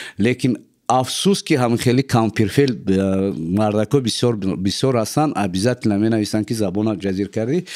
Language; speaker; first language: Tajik; non-native, local second language; Uzbek